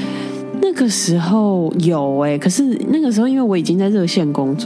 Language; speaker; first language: Chinese; native; Chinese